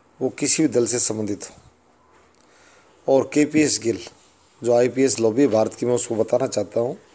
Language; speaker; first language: Hindi; native; Hindi